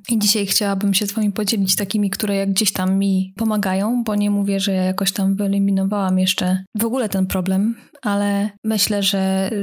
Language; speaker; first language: Polish; native; Polish